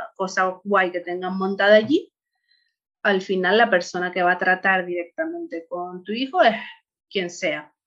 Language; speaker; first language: Spanish; native; Spanish